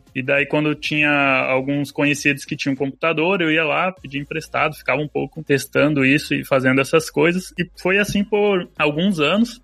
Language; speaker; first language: Portuguese; native; Portuguese